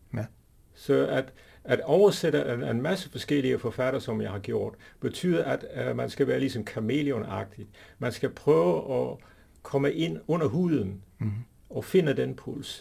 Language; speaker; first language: Danish; non-native, fluent; English